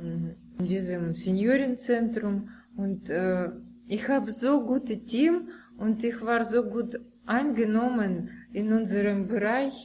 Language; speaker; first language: German; non-native, learner; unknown